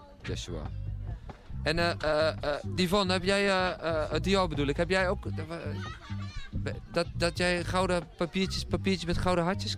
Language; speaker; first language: Dutch; native; Dutch